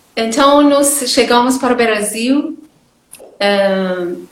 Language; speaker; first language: Portuguese; non-native, learner; Persian